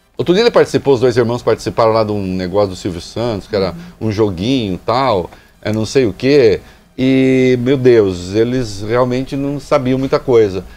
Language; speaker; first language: Portuguese; native; Portuguese